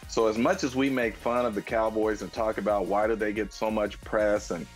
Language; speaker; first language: English; native; English